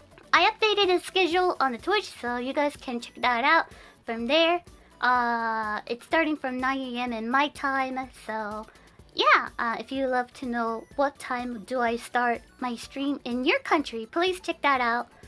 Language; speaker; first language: English; non-native, fluent; Japanese